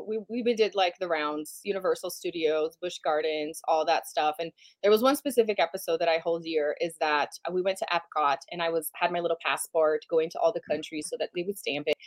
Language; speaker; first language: English; non-native, fluent; Portuguese